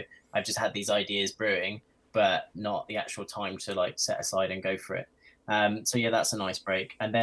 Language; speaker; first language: English; native; English